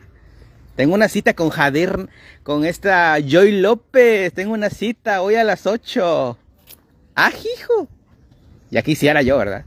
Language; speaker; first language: Spanish; native; Spanish